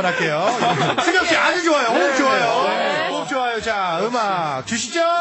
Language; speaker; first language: Korean; native; Korean